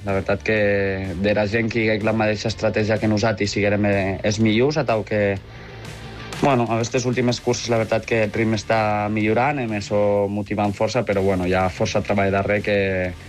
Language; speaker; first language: Catalan; non-native, local second language; Occitan